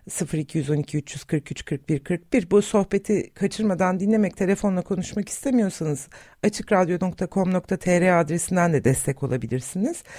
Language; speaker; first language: Turkish; native; Turkish